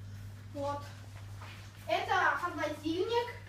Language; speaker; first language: Russian; early bilingual, heritage; Russian